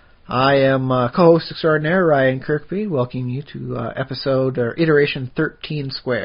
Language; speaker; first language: English; native; English